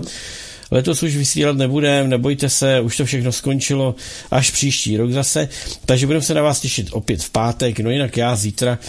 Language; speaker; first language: Czech; native; Czech